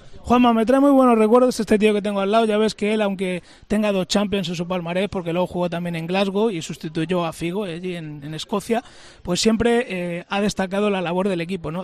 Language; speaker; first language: Spanish; native; Spanish